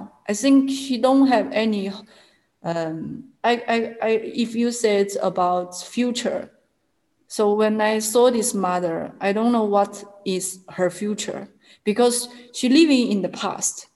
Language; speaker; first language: English; non-native, learner; Chinese